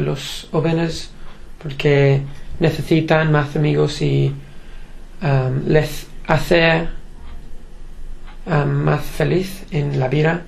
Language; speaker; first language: Spanish; non-native, learner; English